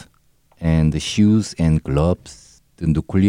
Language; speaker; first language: English; non-native, learner; Korean